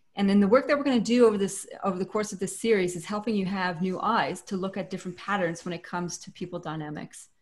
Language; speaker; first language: English; native; English